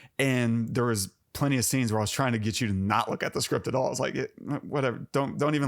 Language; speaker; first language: English; native; English